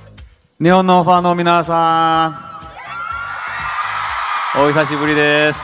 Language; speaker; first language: Japanese; non-native, learner; Korean